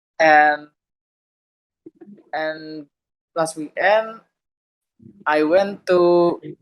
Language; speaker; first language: English; non-native, learner; Indonesian